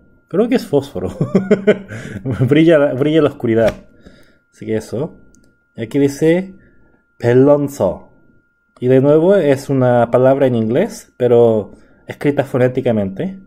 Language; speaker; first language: Spanish; non-native, fluent; Korean